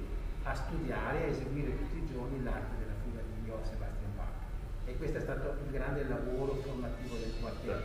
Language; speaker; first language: Italian; native; Italian